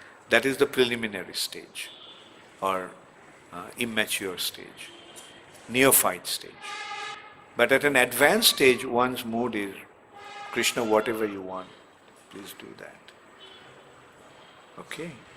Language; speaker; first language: English; non-native, local second language; Bangla